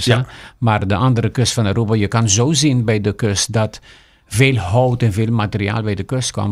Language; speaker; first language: Dutch; non-native, local second language; Papiamento